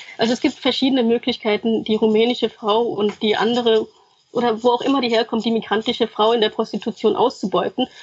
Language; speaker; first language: German; early bilingual, other home language; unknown